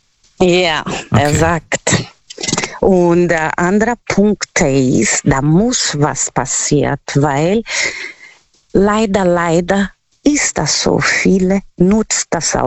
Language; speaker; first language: German; non-native, learner; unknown